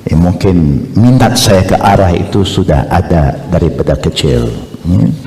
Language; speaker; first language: Malay; non-native, local second language; Chinese